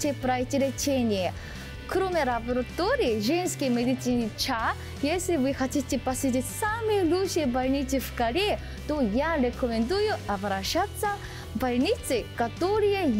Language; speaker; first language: Russian; non-native, fluent; Korean